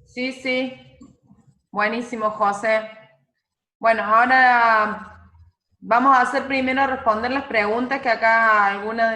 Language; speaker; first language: Spanish; native; Spanish